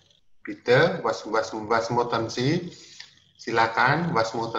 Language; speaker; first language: German; non-native, fluent; Indonesian